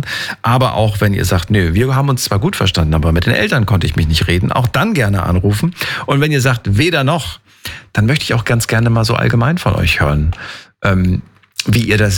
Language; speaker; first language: German; native; German